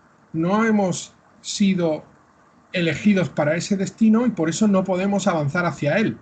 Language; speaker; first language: Spanish; native; Spanish